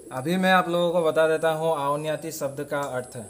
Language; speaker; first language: Hindi; non-native, local second language; Assamese